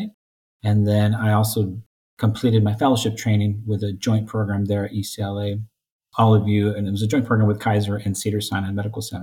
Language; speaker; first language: English; native; English